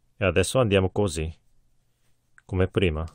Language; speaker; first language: Italian; non-native, learner; Korean